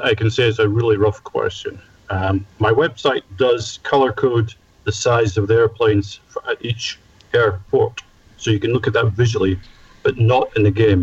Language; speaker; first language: English; native; English